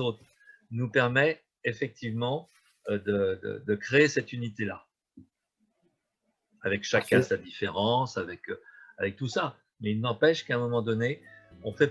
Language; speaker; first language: French; native; French